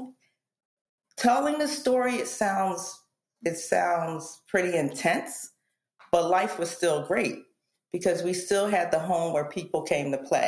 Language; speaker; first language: English; native; English